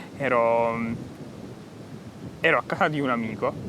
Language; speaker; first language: Italian; native; Italian